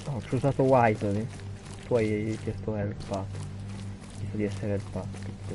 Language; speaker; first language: Italian; native; Italian